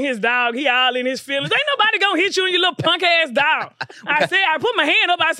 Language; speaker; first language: English; native; English